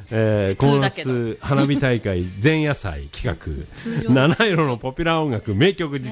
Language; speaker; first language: Japanese; native; Japanese